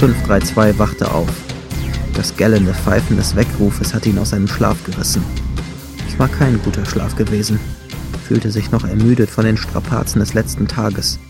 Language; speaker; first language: German; native; German